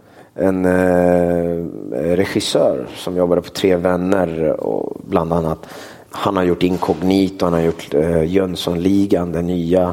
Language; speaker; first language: Swedish; early bilingual, other home language; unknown